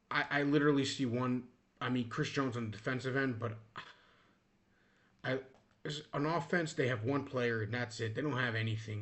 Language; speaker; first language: English; native; English